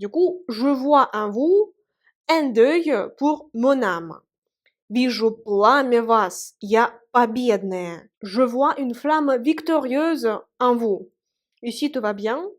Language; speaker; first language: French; non-native, fluent; Russian